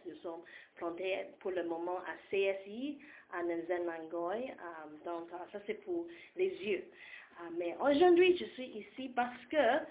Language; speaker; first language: French; non-native, learner; Cantonese